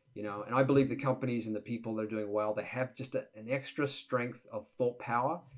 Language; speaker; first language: English; native; English